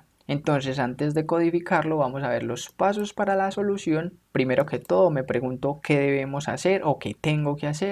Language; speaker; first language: Spanish; native; Spanish